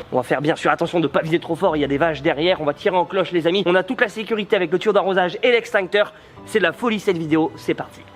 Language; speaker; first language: French; native; French